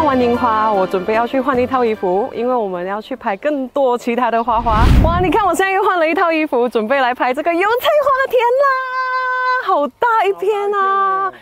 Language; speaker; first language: Chinese; native; Chinese